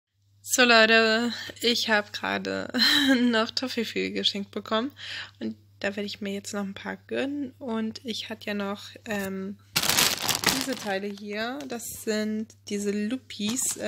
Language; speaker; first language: German; native; German